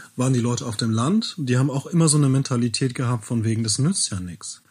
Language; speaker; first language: German; native; German